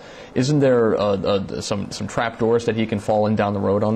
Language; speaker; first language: English; native; English